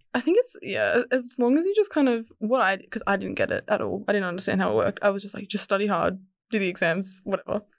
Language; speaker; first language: English; early bilingual, other home language; Serbian